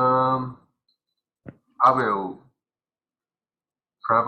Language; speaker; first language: English; non-native, learner; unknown